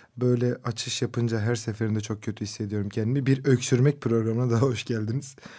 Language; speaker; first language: Turkish; non-native, local second language; Kurdish